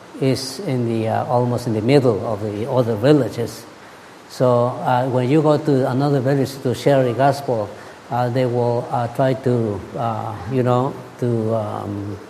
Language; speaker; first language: English; non-native, learner; Spanish